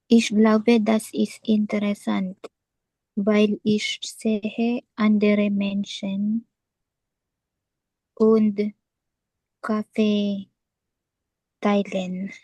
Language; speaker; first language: German; non-native, learner; Filipino